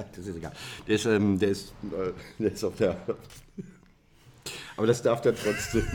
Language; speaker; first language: German; native; German